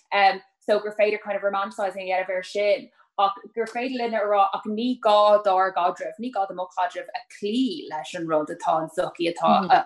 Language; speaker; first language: Irish; native; Irish